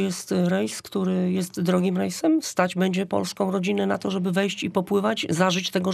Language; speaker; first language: Polish; native; Polish